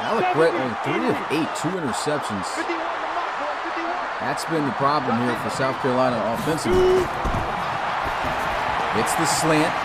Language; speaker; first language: English; native; English